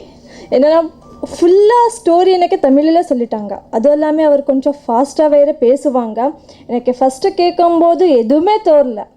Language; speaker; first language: Tamil; non-native, learner; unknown